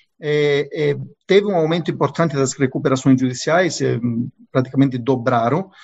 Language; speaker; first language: Portuguese; non-native, fluent; Italian